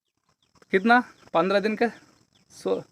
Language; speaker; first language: Hindi; non-native, local second language; Telugu